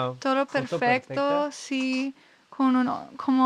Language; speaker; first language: Spanish; non-native, learner; English